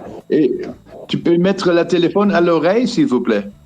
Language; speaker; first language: French; non-native, fluent; Dutch